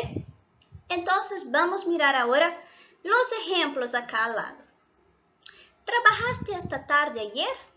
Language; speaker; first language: Spanish; non-native, fluent; Portuguese